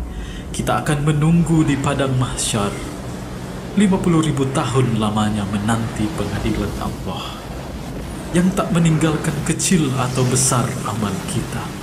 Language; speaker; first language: Indonesian; native; Indonesian